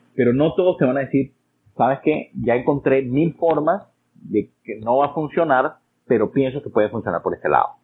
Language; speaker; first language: Spanish; native; Spanish